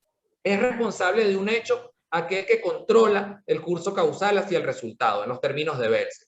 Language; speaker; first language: Spanish; native; Spanish